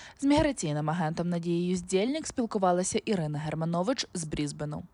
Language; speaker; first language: Ukrainian; native; Ukrainian